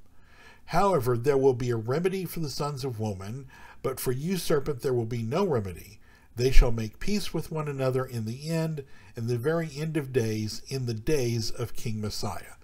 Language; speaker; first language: English; native; English